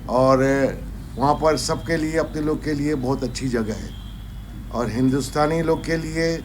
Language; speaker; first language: Hindi; non-native, local second language; Gujarati